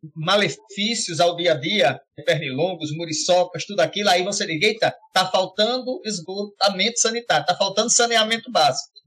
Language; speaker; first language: Portuguese; native; Portuguese